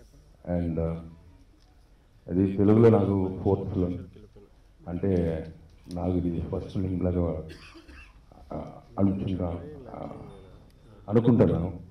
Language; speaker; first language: Telugu; non-native, learner; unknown